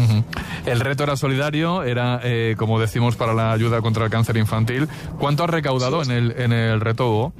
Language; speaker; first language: Spanish; native; Spanish